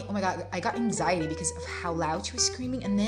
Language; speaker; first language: English; non-native, fluent; Arabic